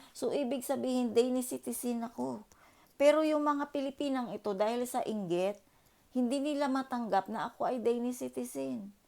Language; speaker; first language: Filipino; early bilingual, heritage; Filipino